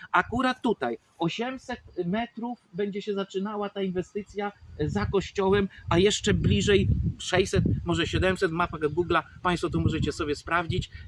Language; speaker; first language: Polish; native; Polish